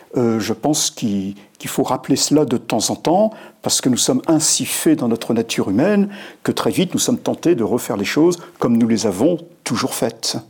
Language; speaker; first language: French; native; French